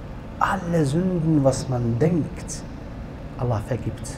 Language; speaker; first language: German; non-native, learner; Arabic